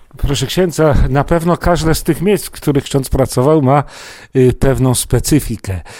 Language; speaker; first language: Polish; native; Polish